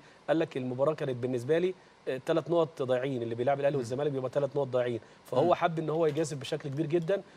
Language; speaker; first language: Arabic; native; Arabic